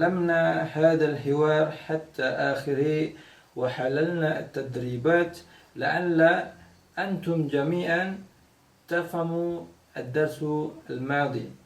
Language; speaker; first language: Arabic; non-native, fluent; Indonesian